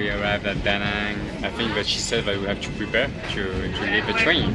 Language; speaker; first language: English; non-native, fluent; French